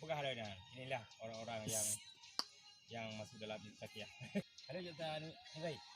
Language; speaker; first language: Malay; non-native, local second language; Achinese